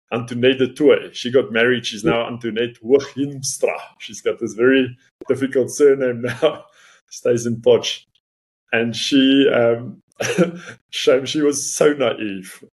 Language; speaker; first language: English; non-native, local second language; Afrikaans